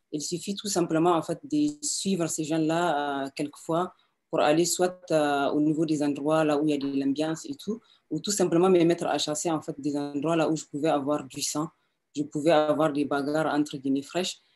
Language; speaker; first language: French; non-native, local second language; Hausa